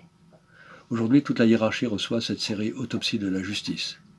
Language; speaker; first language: French; native; French